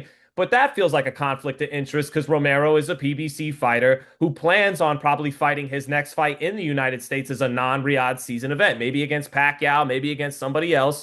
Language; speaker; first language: English; native; English